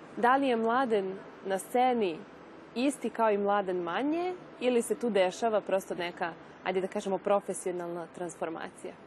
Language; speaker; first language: Serbian; native; Serbian